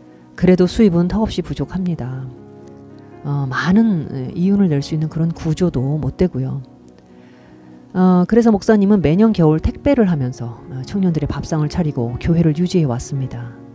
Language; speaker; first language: Korean; native; Korean